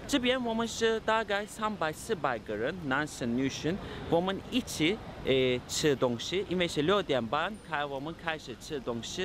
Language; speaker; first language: Chinese; non-native, fluent; Turkish